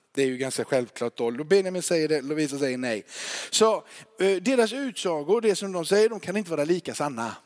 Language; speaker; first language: Swedish; native; Swedish